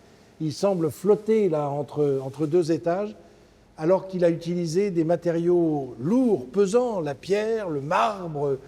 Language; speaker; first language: French; native; French